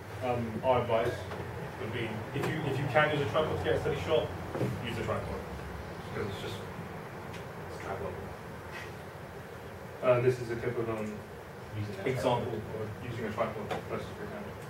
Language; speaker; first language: English; native; English